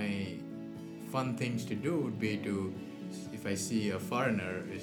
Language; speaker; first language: English; non-native, local second language; Nepali